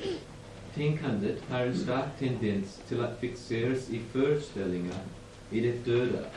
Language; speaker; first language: Swedish; non-native, fluent; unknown